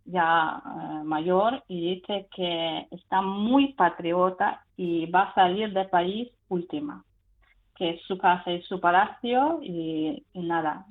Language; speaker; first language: Spanish; non-native, fluent; Ukrainian